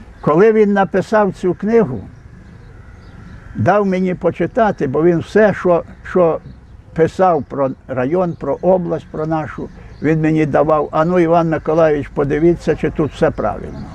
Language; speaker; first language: Ukrainian; native; Ukrainian